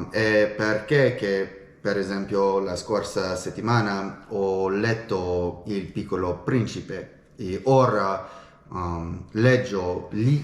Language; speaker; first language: Italian; non-native, learner; English